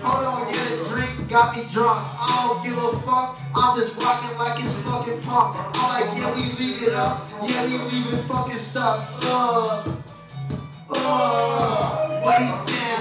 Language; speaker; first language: English; native; English